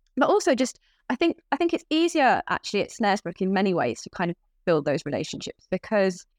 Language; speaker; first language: English; native; English